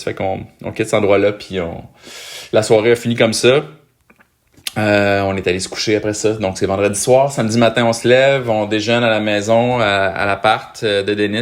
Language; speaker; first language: French; native; French